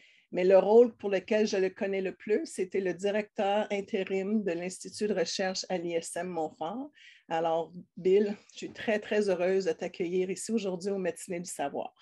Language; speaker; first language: French; native; French